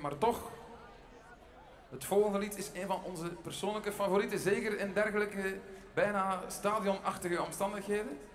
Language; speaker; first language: Dutch; native; Dutch